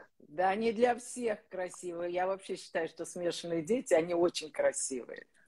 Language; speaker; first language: Russian; native; Russian